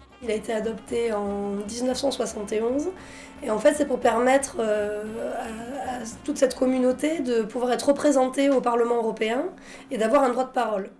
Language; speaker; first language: French; native; French